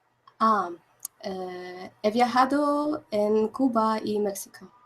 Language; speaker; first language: Spanish; non-native, fluent; Russian